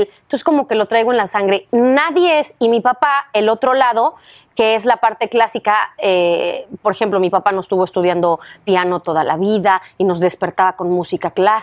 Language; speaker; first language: Spanish; native; Spanish